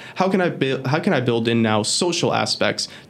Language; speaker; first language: English; early bilingual, other home language; Spanish